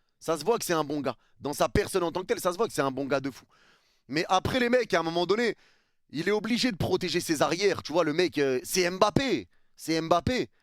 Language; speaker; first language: French; early bilingual, other home language; Arabic